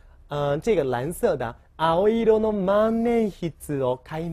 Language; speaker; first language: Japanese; non-native, fluent; Chinese